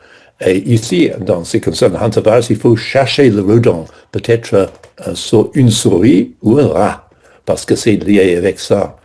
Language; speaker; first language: French; non-native, fluent; English